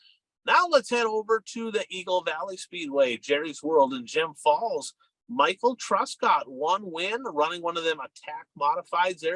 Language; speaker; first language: English; native; English